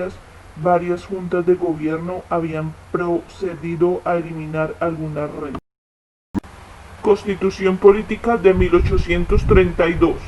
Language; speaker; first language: Spanish; native; Spanish